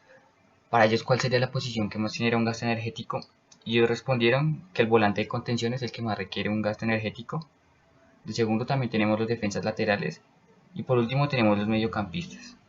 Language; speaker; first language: Spanish; native; Spanish